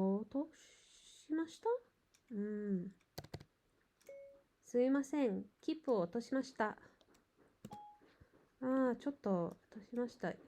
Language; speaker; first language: Japanese; non-native, learner; English